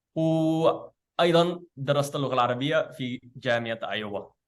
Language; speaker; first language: Arabic; non-native, fluent; English